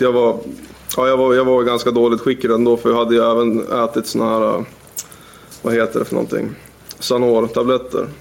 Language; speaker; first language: Swedish; native; Swedish